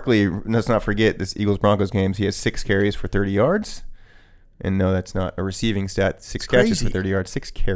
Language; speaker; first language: English; native; English